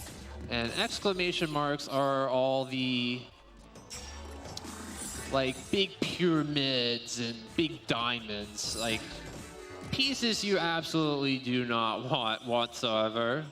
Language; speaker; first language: English; native; English